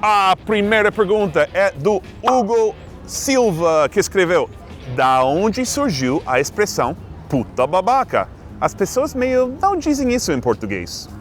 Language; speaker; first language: Portuguese; non-native, fluent; English